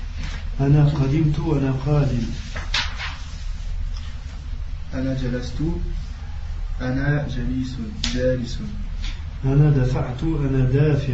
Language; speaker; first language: Arabic; non-native, learner; French